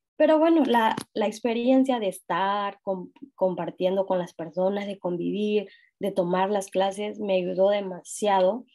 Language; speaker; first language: Spanish; non-native, local second language; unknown